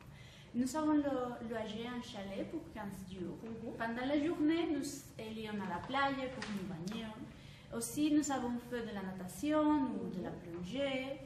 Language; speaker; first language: French; non-native, learner; Spanish